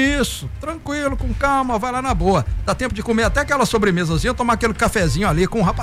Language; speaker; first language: Portuguese; native; Portuguese